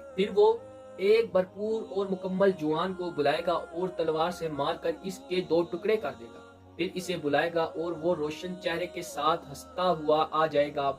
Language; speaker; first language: Urdu; non-native, local second language; Punjabi